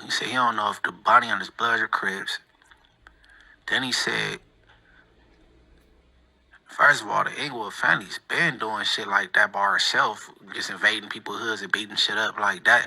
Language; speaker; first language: English; native; English